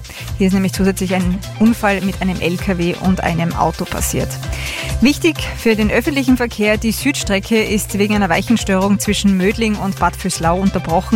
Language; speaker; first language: German; native; German